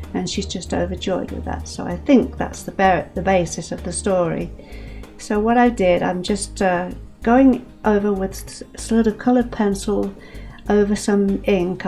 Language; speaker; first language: English; native; English